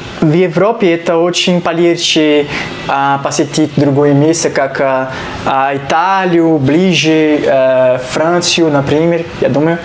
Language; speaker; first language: Russian; non-native, learner; Portuguese